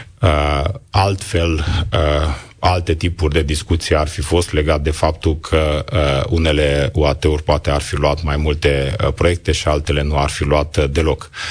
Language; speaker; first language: Romanian; non-native, local second language; Hungarian